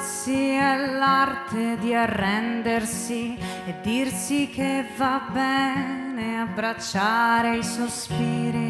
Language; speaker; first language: Italian; native; Italian